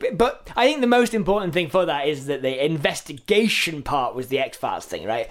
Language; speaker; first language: English; native; English